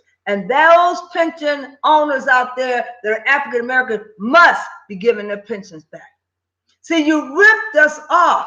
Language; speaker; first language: English; native; English